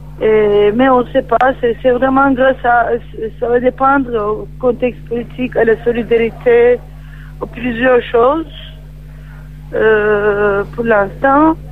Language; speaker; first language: French; non-native, fluent; Turkish